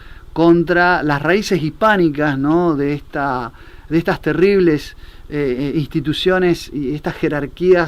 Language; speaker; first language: Spanish; native; Spanish